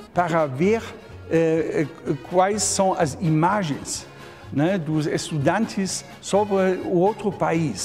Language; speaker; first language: Portuguese; non-native, fluent; German